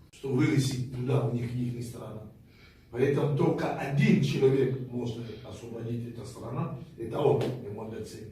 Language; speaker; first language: Russian; non-native, fluent; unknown